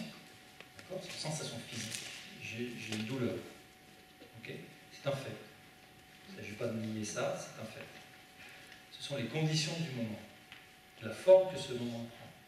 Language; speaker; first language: French; native; French